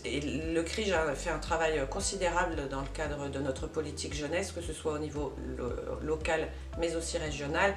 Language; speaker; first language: French; native; French